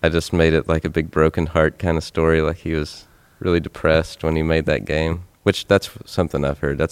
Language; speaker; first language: English; native; English